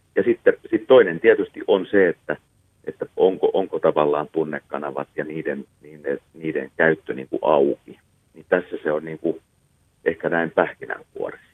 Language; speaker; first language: Finnish; native; Finnish